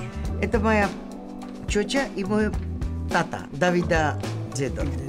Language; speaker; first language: Polish; non-native, learner; Georgian